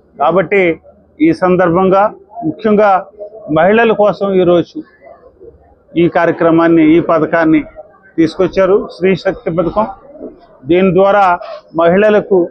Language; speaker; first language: Telugu; native; Telugu